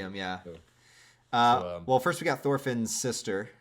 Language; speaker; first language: English; native; English